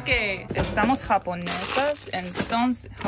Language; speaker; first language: Spanish; non-native, learner; Japanese